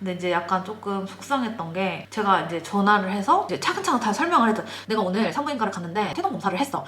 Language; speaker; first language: Korean; native; Korean